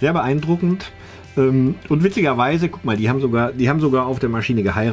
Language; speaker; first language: German; native; German